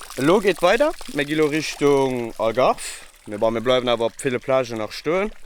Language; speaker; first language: Luxembourgish; early bilingual, other home language; Portuguese